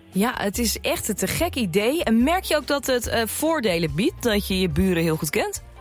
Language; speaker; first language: Dutch; native; Dutch